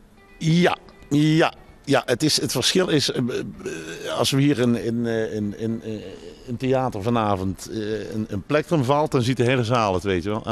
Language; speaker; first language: Dutch; native; Dutch